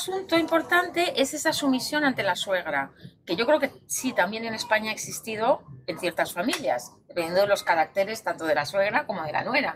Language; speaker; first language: Spanish; native; Spanish